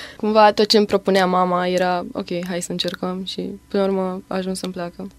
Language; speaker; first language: Romanian; native; Romanian